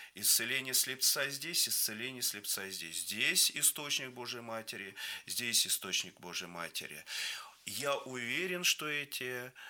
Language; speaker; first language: Russian; native; Russian